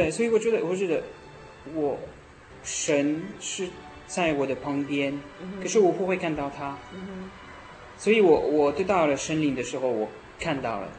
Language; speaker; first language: Chinese; non-native, learner; French